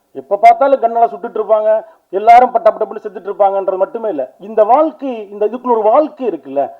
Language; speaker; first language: Tamil; native; Tamil